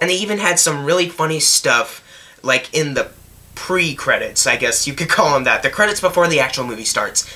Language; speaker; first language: English; native; English